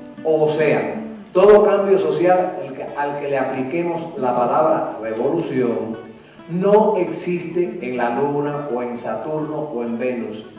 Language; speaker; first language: Spanish; native; Spanish